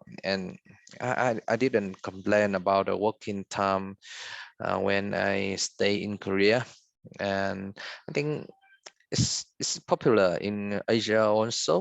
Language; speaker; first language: English; non-native, fluent; Vietnamese